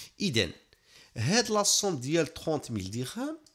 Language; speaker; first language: Arabic; native; Arabic